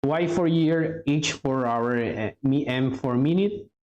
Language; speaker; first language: English; non-native, local second language; Filipino